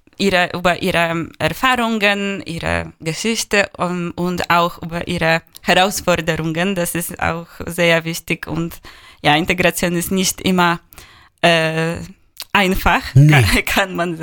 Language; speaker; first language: German; non-native, fluent; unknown